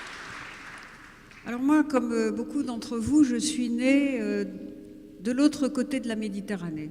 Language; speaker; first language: French; native; French